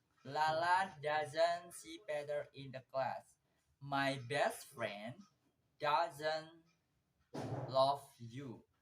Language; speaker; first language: English; non-native, learner; Indonesian